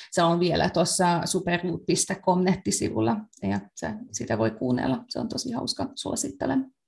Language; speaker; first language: Finnish; non-native, fluent; Hungarian